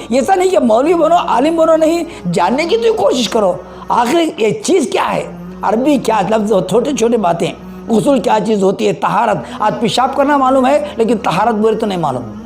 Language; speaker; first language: Urdu; native; Urdu